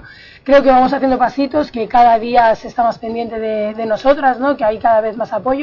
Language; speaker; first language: Spanish; native; Spanish